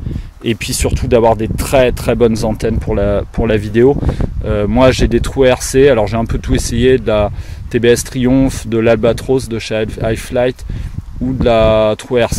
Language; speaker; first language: French; native; French